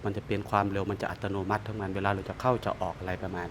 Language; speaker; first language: Thai; native; Thai